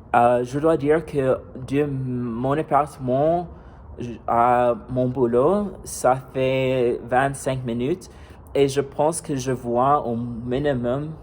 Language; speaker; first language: French; non-native, fluent; English